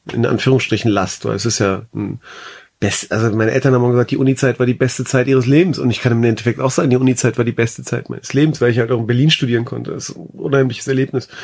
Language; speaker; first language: German; early bilingual, other home language; Persian